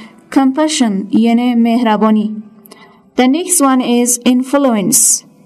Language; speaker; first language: English; non-native, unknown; Persian